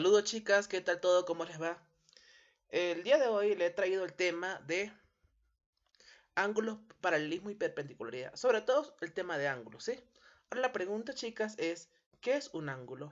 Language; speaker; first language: Spanish; native; Spanish